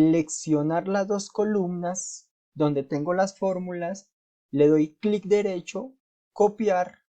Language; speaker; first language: Spanish; native; Spanish